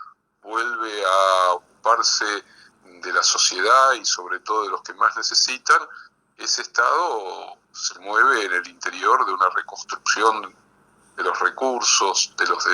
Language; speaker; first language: Spanish; native; Spanish